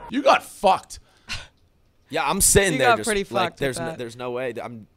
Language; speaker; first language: English; native; English